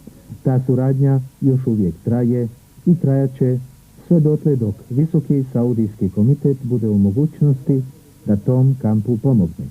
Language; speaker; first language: Bosnian; native; Bosnian